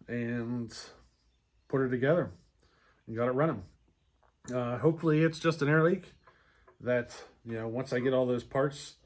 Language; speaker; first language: English; native; English